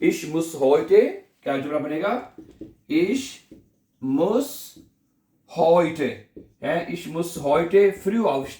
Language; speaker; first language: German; non-native, fluent; Urdu